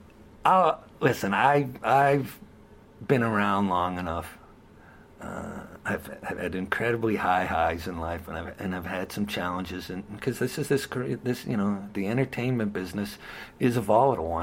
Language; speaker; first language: English; native; English